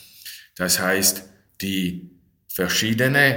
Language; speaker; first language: German; non-native, fluent; Slovak